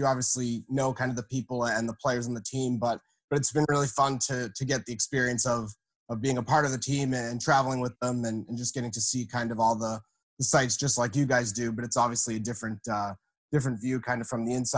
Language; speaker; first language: English; native; English